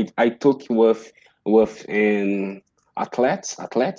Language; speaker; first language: English; non-native, learner; Portuguese